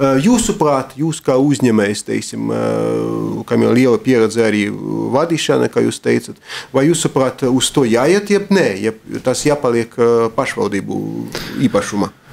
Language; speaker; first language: Latvian; non-native, local second language; Russian